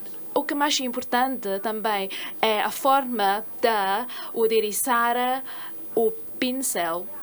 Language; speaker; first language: Portuguese; non-native, fluent; Chinese